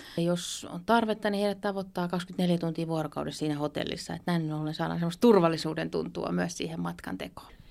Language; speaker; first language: Finnish; native; Finnish